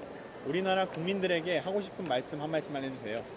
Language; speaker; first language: Korean; native; Korean